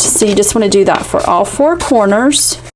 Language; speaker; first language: English; native; English